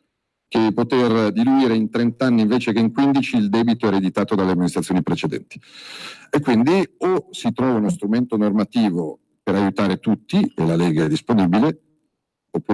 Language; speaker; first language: Italian; native; Italian